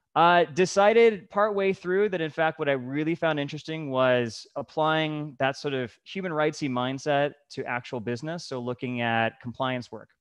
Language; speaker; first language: English; native; English